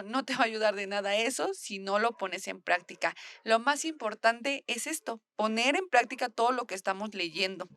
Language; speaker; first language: Spanish; native; Spanish